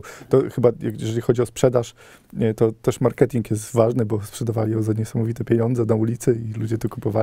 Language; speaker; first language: Polish; native; Polish